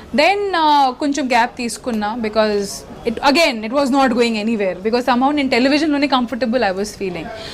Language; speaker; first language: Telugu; non-native, local second language; Odia